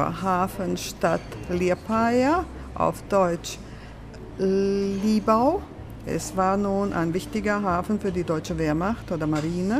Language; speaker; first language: German; early bilingual, other home language; Latvian